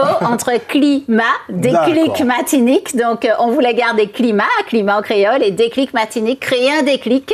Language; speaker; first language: French; native; French